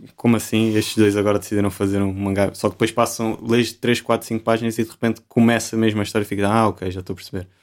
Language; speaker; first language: Portuguese; native; Portuguese